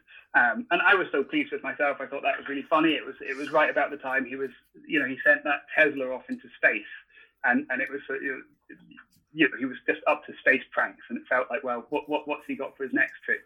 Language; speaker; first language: English; native; English